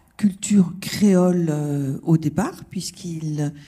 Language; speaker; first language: French; native; French